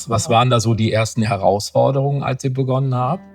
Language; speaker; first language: German; native; German